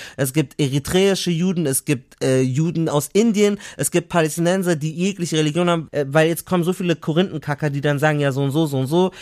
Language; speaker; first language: German; native; German